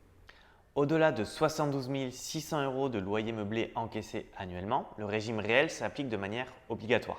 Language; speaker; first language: French; native; French